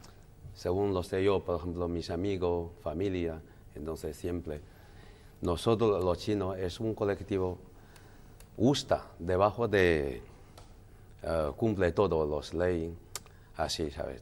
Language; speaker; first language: Spanish; non-native, learner; Chinese